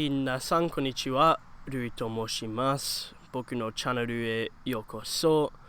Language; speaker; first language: Japanese; non-native, learner; English